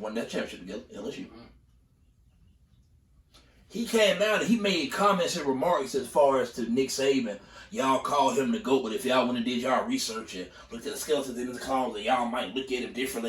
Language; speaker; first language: English; native; English